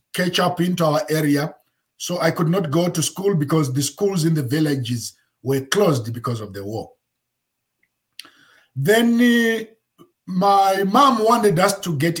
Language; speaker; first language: English; non-native, local second language; Shona